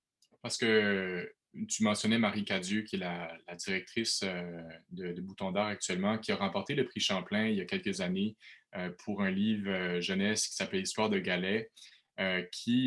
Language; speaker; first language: French; native; French